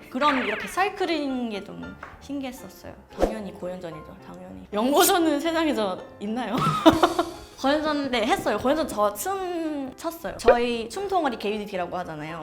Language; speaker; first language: Korean; non-native, fluent; Thai